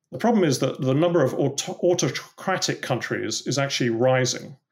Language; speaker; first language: English; native; English